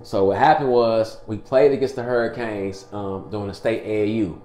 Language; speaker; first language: English; native; English